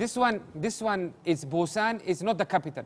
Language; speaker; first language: English; non-native, learner; Arabic